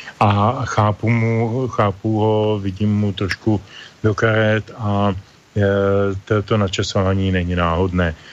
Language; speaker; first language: Czech; native; Czech